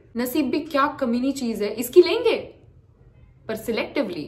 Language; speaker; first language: Hindi; non-native, local second language; Marathi